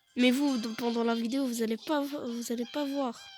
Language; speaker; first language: French; native; French